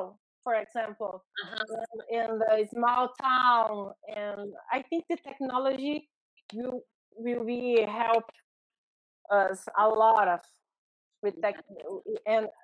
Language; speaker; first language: English; non-native, learner; Portuguese